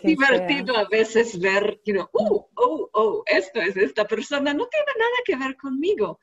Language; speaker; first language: Spanish; non-native, learner; English